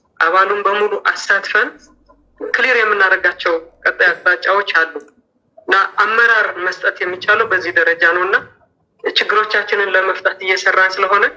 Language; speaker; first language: Amharic; non-native, local second language; Tigrinya